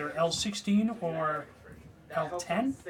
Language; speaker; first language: English; native; English